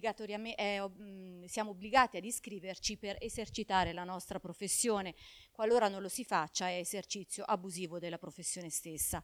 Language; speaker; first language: Italian; native; Italian